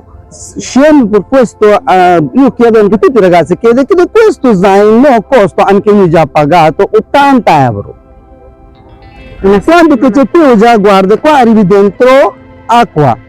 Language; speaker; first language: Italian; non-native, learner; Urdu